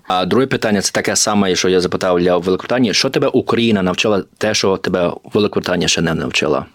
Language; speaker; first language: Ukrainian; early bilingual, heritage; Ukrainian